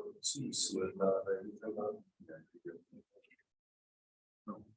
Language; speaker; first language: Portuguese; non-native, learner; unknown